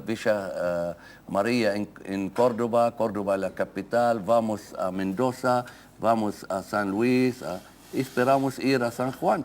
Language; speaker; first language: Spanish; non-native, fluent; Arabic